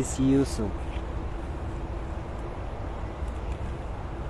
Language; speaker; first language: English; non-native, learner; Filipino